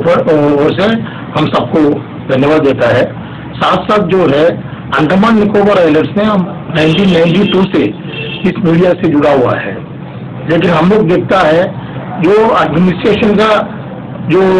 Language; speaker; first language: Hindi; non-native, local second language; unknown